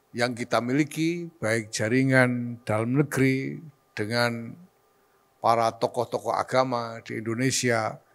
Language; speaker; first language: Indonesian; native; Indonesian